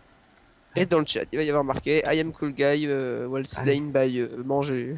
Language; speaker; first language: French; native; French